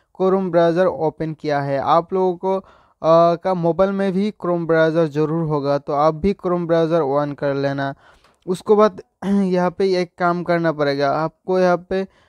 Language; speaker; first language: Hindi; non-native, local second language; Assamese